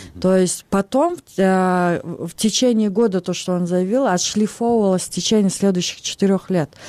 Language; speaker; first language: Russian; non-native, local second language; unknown